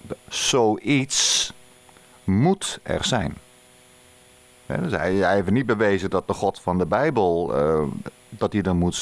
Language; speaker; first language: Dutch; native; Dutch